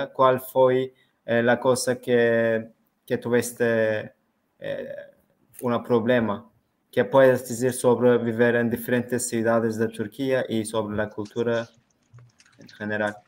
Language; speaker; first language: Spanish; non-native, learner; Turkish